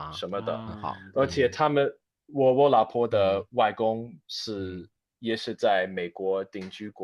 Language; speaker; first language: Chinese; non-native, fluent; English